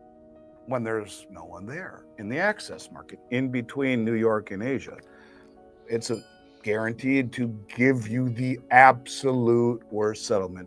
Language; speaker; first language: English; native; English